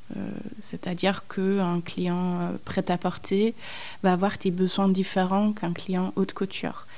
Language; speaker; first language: French; non-native, fluent; German